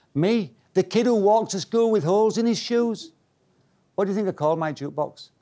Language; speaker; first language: English; native; English